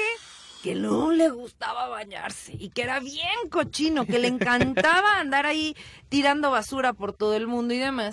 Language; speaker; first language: Spanish; native; Spanish